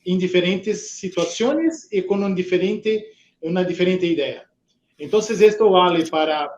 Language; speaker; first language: Spanish; non-native, fluent; Portuguese